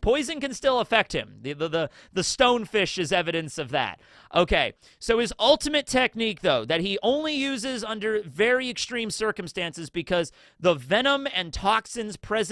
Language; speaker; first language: English; native; English